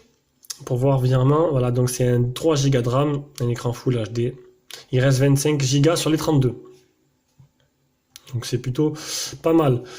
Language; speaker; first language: French; native; French